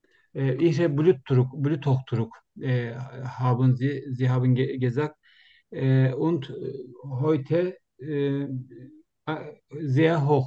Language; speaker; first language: German; non-native, learner; Turkish